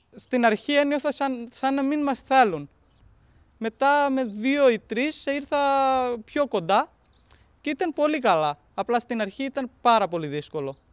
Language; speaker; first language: Greek; non-native, fluent; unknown